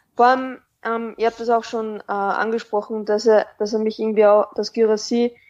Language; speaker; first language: German; native; German